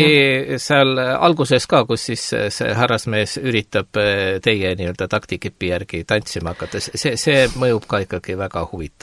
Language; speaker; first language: Estonian; native; Estonian